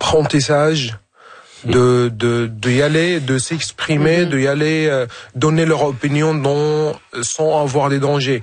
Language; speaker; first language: French; non-native, fluent; Arabic